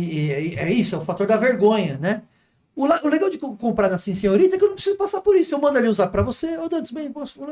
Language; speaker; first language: Portuguese; native; Portuguese